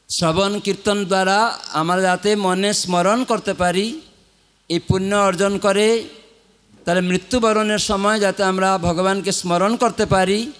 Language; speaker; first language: Bangla; non-native, fluent; Odia